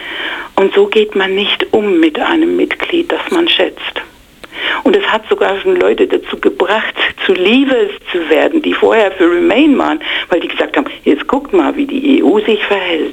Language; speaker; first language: German; non-native, fluent; English